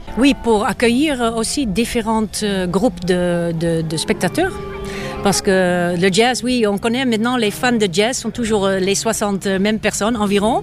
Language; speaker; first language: French; non-native, fluent; Dutch